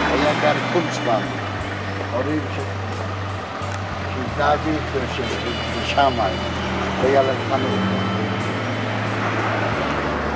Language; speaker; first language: Hebrew; non-native, fluent; Yiddish